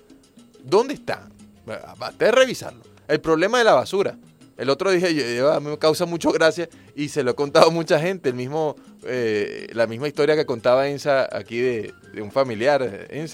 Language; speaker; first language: Spanish; native; Spanish